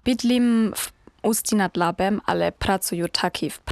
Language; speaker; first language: Czech; non-native, learner; German